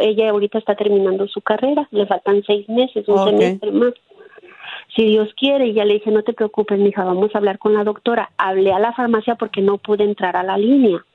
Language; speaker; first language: Spanish; native; Spanish